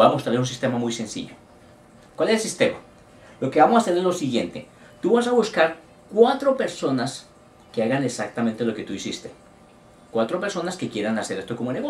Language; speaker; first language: Spanish; native; Spanish